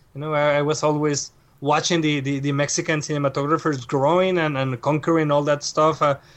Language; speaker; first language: English; non-native, fluent; Spanish